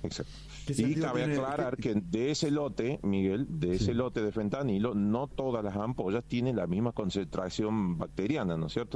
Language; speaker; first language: Spanish; native; Spanish